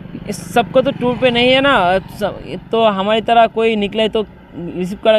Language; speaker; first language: Hindi; non-native, learner; Bangla